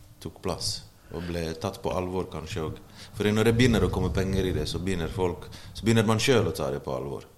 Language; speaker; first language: Norwegian; early bilingual, other home language; Bosnian